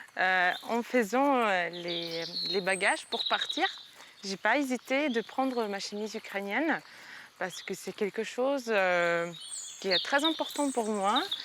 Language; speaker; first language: French; non-native, fluent; Ukrainian